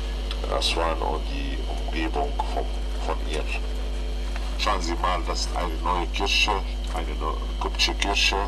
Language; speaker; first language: German; non-native, fluent; Arabic